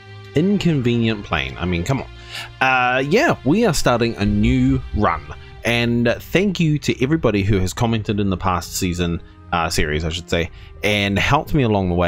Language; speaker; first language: English; native; English